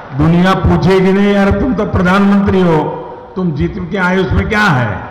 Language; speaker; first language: Hindi; non-native, local second language; Gujarati